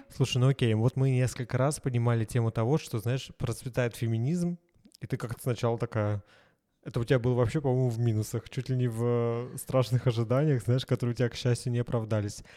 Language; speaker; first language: Russian; native; Russian